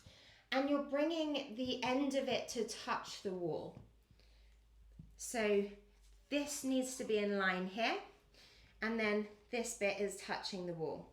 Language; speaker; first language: English; native; English